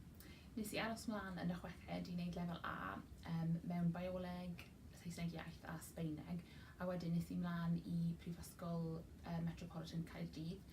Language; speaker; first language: Welsh; non-native, local second language; English